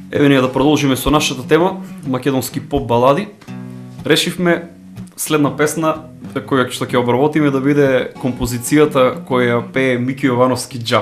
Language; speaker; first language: Macedonian; native; Macedonian